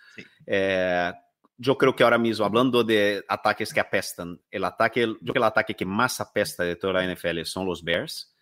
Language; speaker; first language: Spanish; non-native, fluent; Portuguese